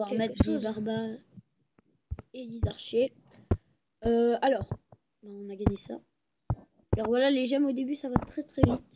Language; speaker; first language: French; native; French